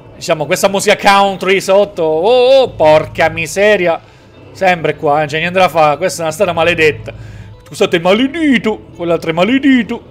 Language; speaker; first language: Italian; native; Italian